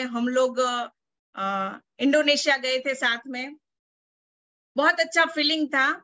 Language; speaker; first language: Hindi; non-native, local second language; Gujarati